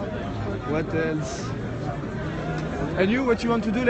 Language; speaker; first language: English; non-native, learner; French